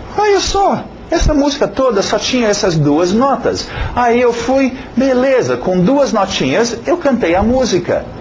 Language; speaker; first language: Portuguese; non-native, fluent; English